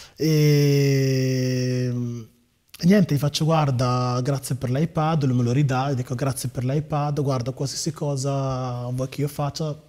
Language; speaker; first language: Italian; early bilingual, other home language; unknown